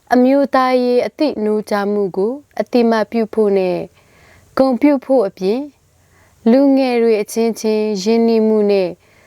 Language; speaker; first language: Burmese; non-native, local second language; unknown